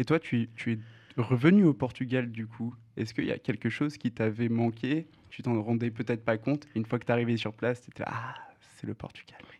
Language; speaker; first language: French; native; French